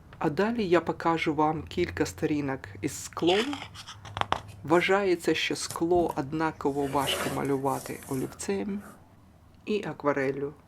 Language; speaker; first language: Ukrainian; non-native, local second language; Russian